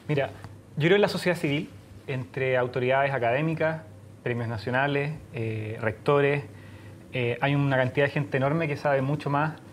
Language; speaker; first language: Spanish; native; Spanish